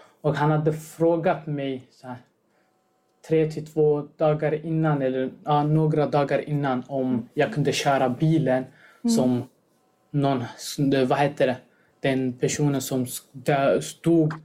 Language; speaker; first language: Swedish; non-native, fluent; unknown